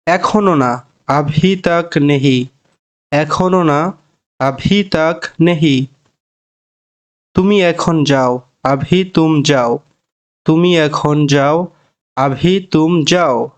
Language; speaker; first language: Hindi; non-native, learner; Bangla